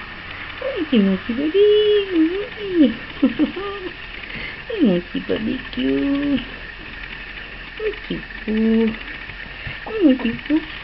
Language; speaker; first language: French; native; French